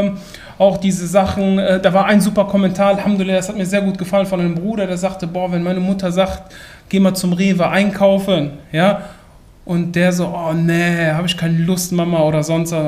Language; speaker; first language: German; native; German